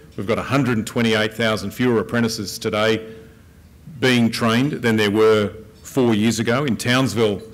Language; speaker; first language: English; native; English